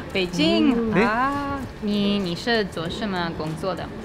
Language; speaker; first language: Chinese; non-native, learner; English